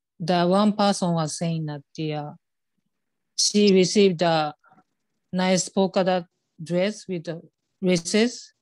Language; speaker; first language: English; non-native, learner; Japanese